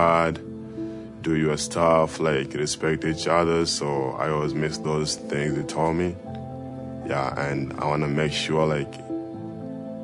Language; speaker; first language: English; non-native, local second language; Swahili